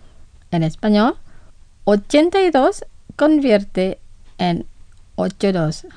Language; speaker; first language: Spanish; non-native, fluent; Indonesian